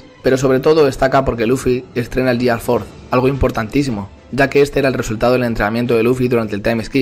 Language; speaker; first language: Spanish; native; Spanish